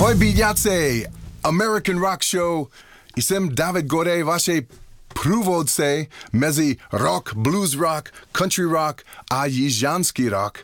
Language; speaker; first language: Czech; non-native, learner; English